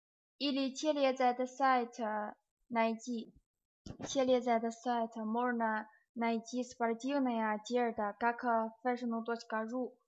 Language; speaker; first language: Russian; non-native, learner; Chinese